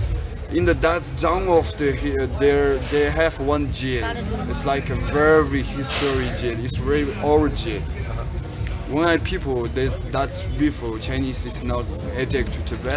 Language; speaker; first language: English; non-native, learner; Tibetan